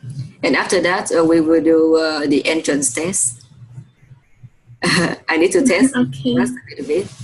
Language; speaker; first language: English; non-native, fluent; Vietnamese